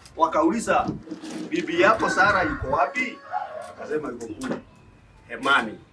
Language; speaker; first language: Swahili; non-native, local second language; Embu